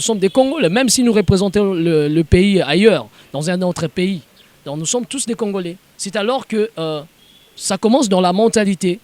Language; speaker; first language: French; non-native, local second language; Lingala